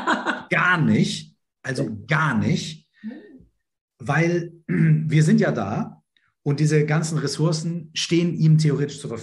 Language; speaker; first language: German; native; German